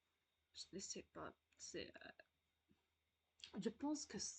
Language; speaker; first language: French; non-native, learner; Arabic